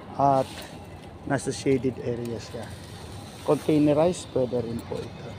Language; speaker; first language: Filipino; non-native, local second language; Bikol